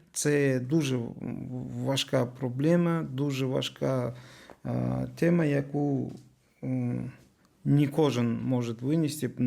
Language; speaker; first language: Ukrainian; non-native, learner; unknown